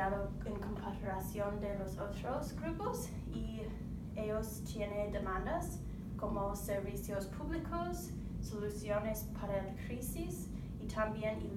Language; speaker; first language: Spanish; non-native, learner; English